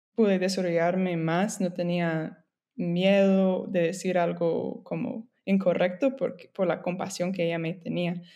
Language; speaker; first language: Spanish; non-native, fluent; English